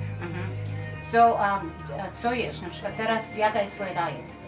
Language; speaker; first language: Polish; early bilingual, heritage; Polish